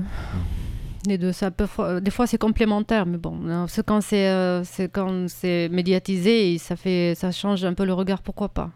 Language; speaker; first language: French; non-native, fluent; Arabic